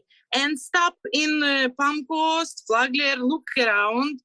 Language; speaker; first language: English; non-native, learner; Ukrainian